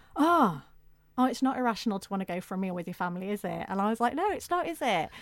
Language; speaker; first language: English; native; English